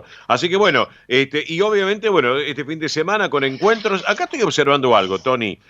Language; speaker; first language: Spanish; native; Spanish